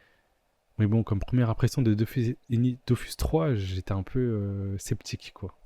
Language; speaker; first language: French; native; French